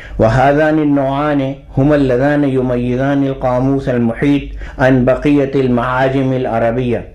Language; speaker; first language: Arabic; non-native, fluent; Urdu